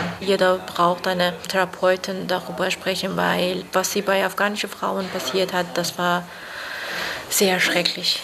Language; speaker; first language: German; non-native, fluent; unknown